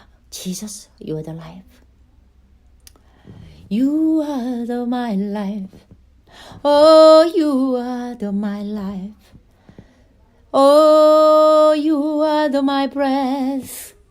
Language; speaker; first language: English; non-native, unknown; Korean